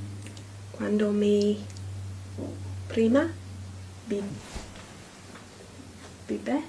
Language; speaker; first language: Spanish; non-native, learner; English